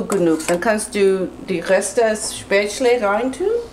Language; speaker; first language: German; non-native, learner; English